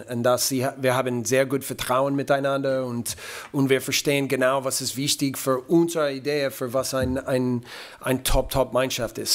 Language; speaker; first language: German; non-native, fluent; English